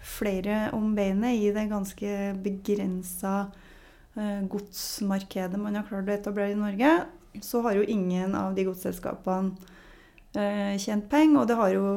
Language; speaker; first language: Norwegian; native; Norwegian